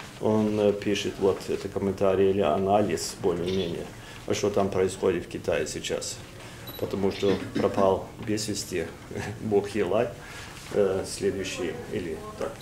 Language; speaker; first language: Russian; non-native, fluent; Norwegian